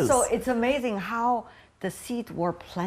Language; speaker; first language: English; non-native, fluent; Chinese